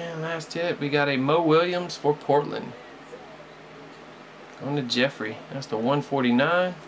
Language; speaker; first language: English; native; English